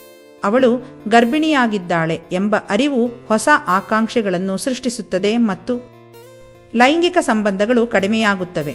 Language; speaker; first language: Kannada; native; Kannada